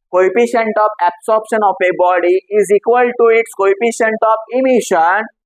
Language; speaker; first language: English; non-native, local second language; Marathi